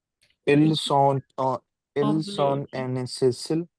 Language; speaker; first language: French; non-native, learner; Punjabi